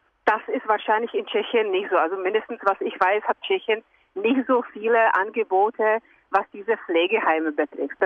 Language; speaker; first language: German; non-native, fluent; Czech